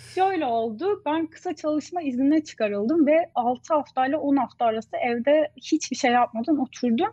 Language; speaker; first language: Turkish; native; Turkish